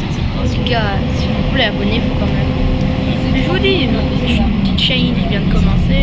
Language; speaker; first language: French; native; French